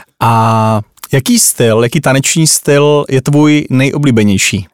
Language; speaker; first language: Czech; native; Czech